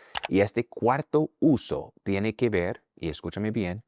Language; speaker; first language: Spanish; non-native, fluent; English